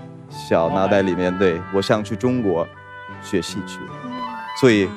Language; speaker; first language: Chinese; non-native, fluent; Swedish